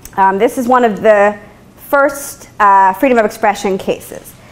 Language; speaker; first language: English; native; English